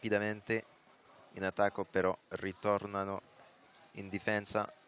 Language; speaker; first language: Italian; non-native, fluent; French